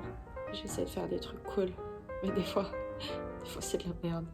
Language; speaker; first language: French; native; French